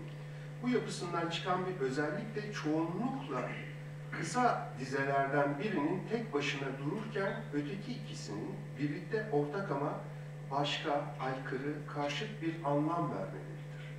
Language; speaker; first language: Turkish; native; Turkish